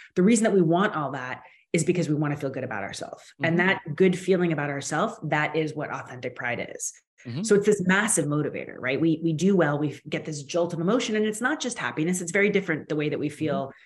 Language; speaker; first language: English; native; English